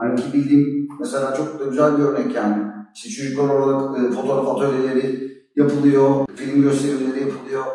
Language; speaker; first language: Turkish; native; Turkish